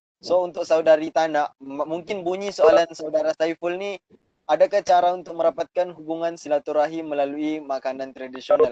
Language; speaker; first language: Malay; native; Malay